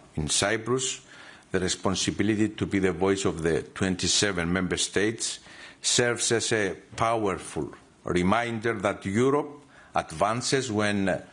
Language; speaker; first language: English; non-native, fluent; Greek